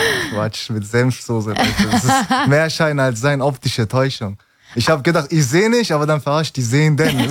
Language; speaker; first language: German; early bilingual, other home language; Turkish